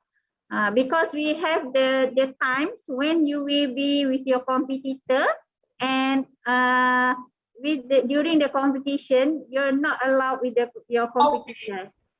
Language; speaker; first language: English; non-native, local second language; Malay